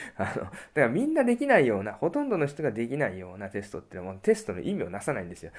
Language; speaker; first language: Japanese; native; Japanese